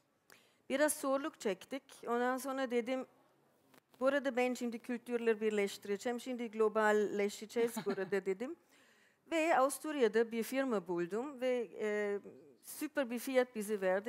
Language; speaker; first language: Turkish; non-native, fluent; German